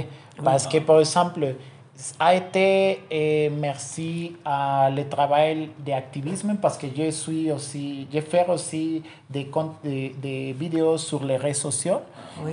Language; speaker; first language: French; non-native, learner; Spanish